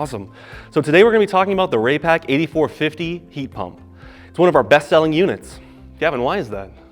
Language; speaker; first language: English; native; English